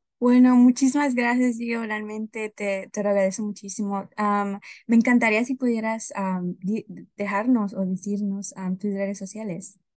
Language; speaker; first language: Spanish; early bilingual, heritage; Spanish